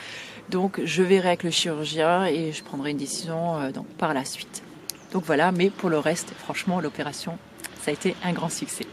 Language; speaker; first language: French; native; French